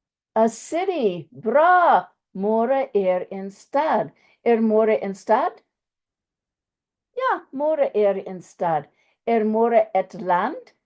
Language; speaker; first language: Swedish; non-native, fluent; English